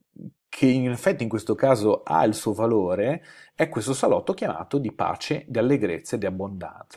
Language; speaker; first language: Italian; native; Italian